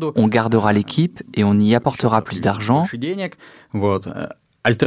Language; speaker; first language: French; non-native, fluent; Russian